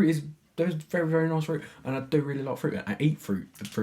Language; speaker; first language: English; native; English